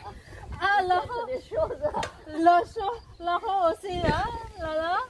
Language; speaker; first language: French; early bilingual, other home language; Vietnamese